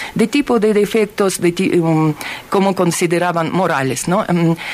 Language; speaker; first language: Spanish; non-native, fluent; Ukrainian